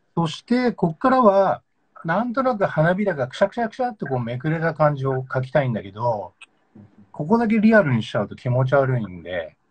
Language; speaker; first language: Japanese; native; Japanese